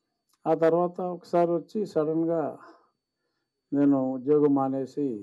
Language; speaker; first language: Telugu; native; Telugu